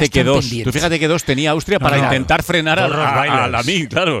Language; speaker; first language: Spanish; native; Spanish